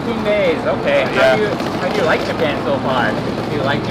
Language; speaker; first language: English; non-native, fluent; Japanese